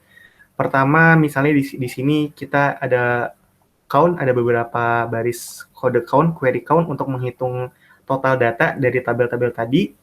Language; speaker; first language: Indonesian; native; Indonesian